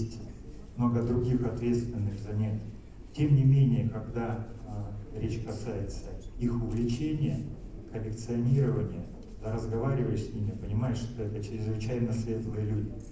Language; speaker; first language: Russian; native; Russian